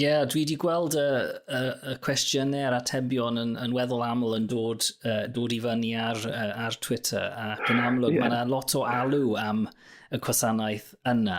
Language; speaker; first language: Welsh; non-native, local second language; English